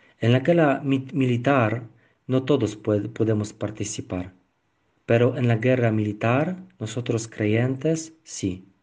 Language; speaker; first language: Spanish; non-native, learner; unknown